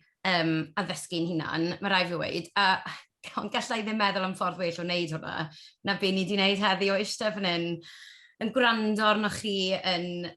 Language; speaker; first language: Welsh; native; Welsh